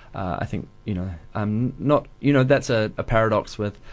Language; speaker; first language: English; native; English